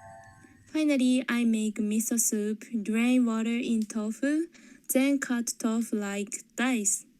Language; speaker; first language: English; non-native, learner; Japanese